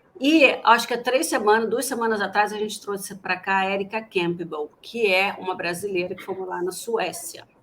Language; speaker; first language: Portuguese; native; Portuguese